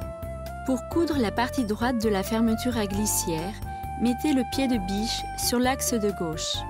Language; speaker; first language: French; native; French